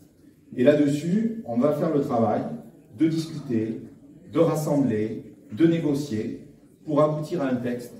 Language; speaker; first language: French; native; French